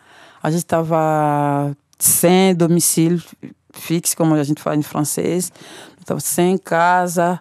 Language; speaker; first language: Portuguese; non-native, local second language; French